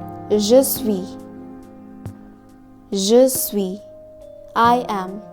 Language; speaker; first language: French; non-native, fluent; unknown